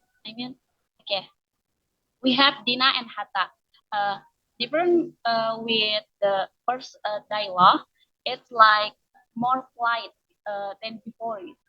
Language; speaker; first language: English; non-native, learner; Indonesian